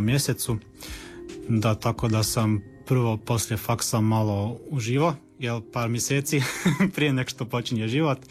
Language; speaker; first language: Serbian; early bilingual, heritage; Croatian